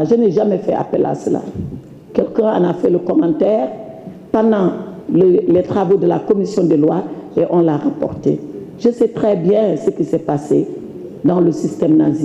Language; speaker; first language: French; non-native, local second language; Wolof